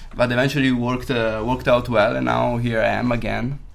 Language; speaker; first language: English; non-native, fluent; Italian